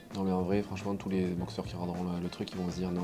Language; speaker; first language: French; native; French